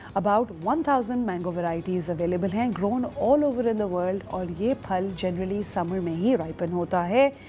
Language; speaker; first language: Urdu; native; Urdu